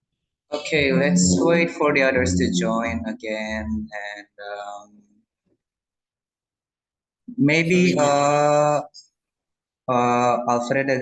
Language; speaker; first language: English; non-native, local second language; Indonesian